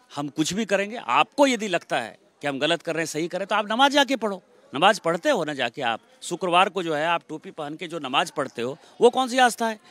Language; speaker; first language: Hindi; native; Hindi